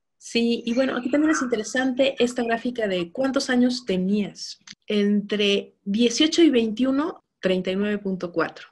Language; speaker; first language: Spanish; native; Spanish